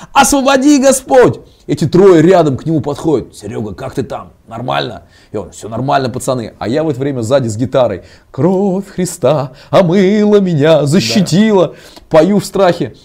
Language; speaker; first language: Russian; native; Russian